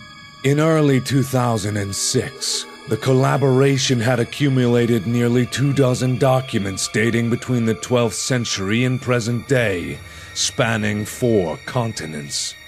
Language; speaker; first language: English; native; English